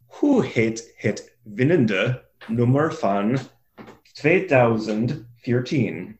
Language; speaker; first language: German; non-native, learner; English